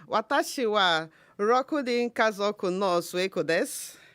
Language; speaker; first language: Japanese; non-native, learner; Igbo